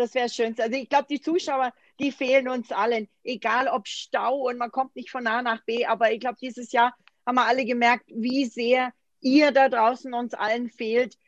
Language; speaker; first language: German; native; German